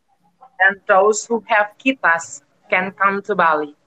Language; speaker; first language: English; non-native, learner; Indonesian